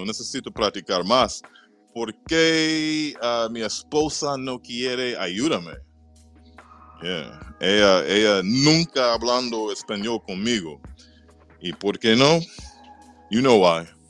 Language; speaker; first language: Spanish; non-native, learner; English